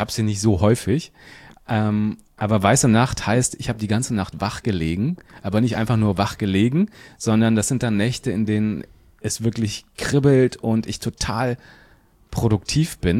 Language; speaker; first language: German; native; German